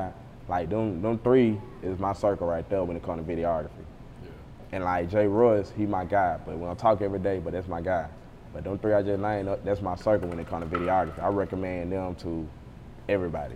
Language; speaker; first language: English; native; English